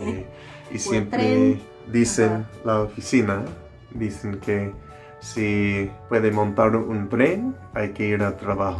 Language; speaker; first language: Spanish; non-native, learner; English